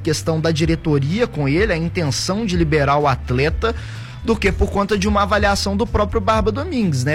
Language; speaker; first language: Portuguese; native; Portuguese